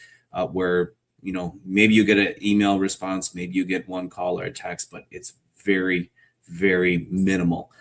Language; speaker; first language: English; native; English